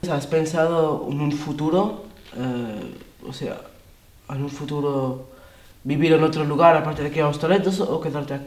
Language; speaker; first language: Spanish; non-native, local second language; Catalan